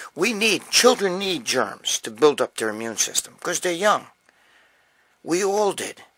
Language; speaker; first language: English; native; English